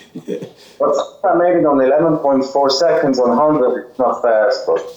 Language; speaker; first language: English; non-native, fluent; Swiss German